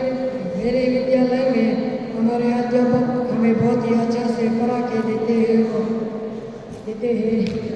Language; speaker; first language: Hindi; non-native, local second language; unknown